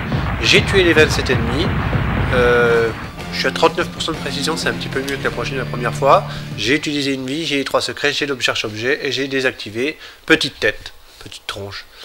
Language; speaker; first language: French; native; French